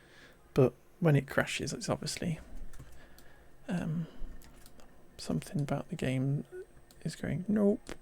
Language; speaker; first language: English; native; English